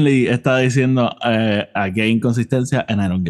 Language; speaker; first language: Spanish; native; Spanish